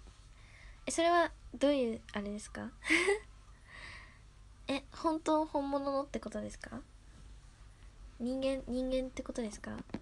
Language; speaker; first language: Japanese; native; Japanese